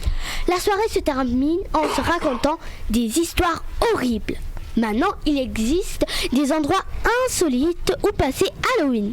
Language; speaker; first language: French; native; French